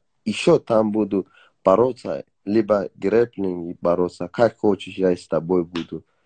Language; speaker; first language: Russian; non-native, learner; Persian